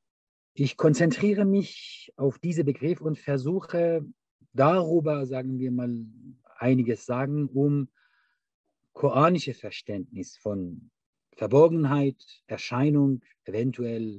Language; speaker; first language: German; non-native, fluent; Persian